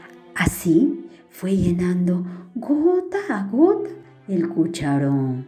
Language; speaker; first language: Spanish; native; Spanish